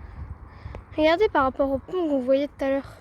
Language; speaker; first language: French; native; French